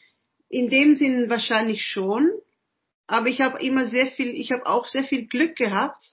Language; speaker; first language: German; early bilingual, other home language; Italian